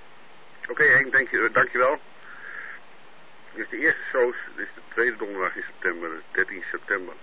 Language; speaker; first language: Dutch; native; Dutch